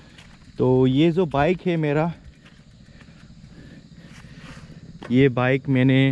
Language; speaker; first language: Hindi; non-native, local second language; Assamese